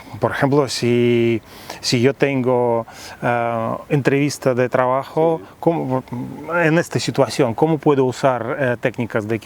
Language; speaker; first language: Spanish; non-native, fluent; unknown